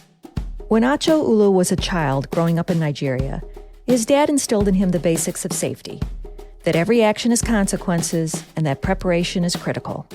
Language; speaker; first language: English; native; English